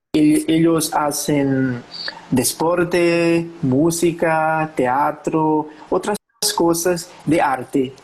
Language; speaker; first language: Spanish; non-native, learner; Portuguese